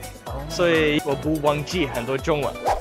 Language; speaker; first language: Chinese; non-native, learner; Norwegian